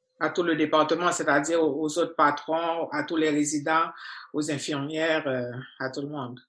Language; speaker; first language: French; non-native, local second language; Haitian Creole